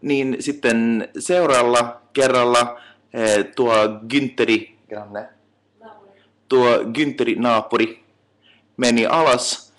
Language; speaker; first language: Finnish; non-native, local second language; Swedish